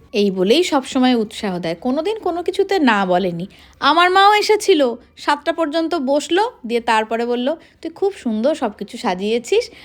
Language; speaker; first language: Bangla; non-native, local second language; Hindi